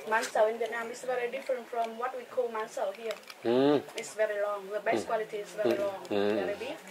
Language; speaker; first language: English; non-native, learner; Vietnamese